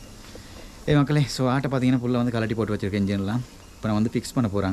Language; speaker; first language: Tamil; native; Tamil